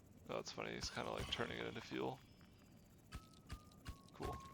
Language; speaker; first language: English; native; English